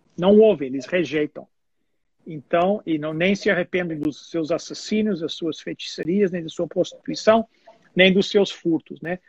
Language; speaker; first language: Portuguese; non-native, fluent; English